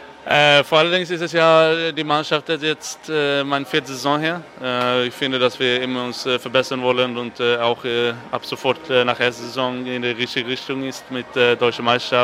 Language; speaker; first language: German; non-native, fluent; Swedish